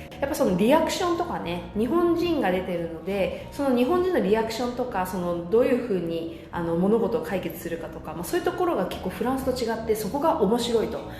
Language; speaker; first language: Japanese; native; Japanese